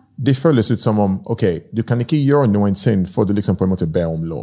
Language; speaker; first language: Norwegian; non-native, fluent; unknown